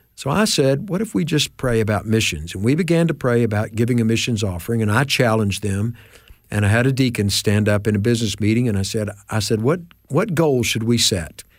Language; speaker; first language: English; native; English